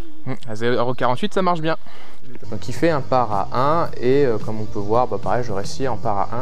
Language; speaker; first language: French; native; French